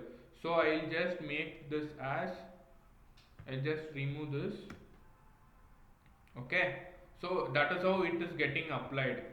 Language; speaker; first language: English; non-native, local second language; Kannada